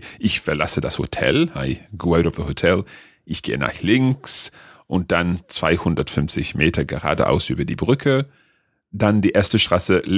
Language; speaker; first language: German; non-native, learner; English